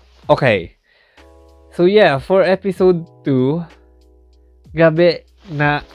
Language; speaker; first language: English; non-native, local second language; Filipino